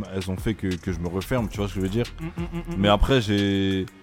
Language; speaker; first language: French; native; French